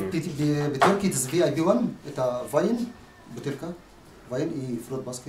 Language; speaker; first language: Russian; non-native, learner; Arabic